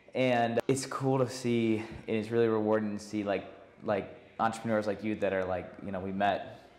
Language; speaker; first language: English; native; English